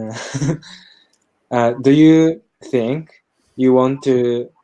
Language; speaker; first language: English; non-native, learner; Japanese